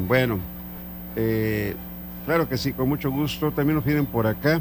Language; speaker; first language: Spanish; native; Spanish